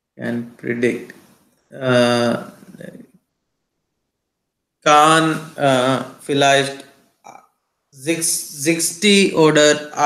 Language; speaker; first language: German; non-native, learner; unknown